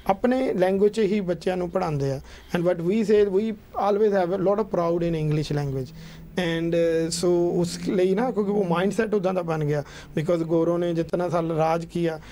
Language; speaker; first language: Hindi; non-native, local second language; Punjabi